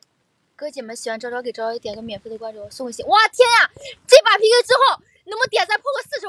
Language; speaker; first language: Chinese; native; Chinese